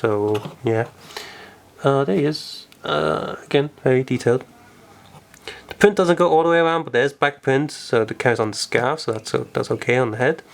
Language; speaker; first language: English; native; English